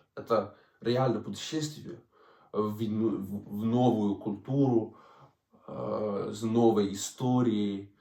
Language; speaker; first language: Russian; non-native, fluent; Danish